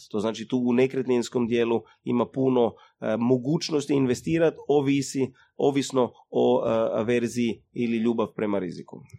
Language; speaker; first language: Croatian; early bilingual, heritage; Croatian